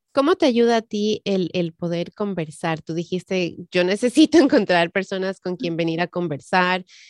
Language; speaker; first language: Spanish; native; Spanish